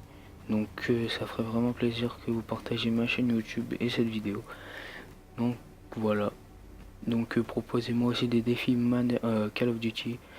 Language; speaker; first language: French; native; French